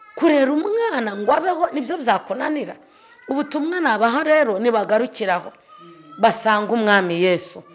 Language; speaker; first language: Kinyarwanda; native; Kinyarwanda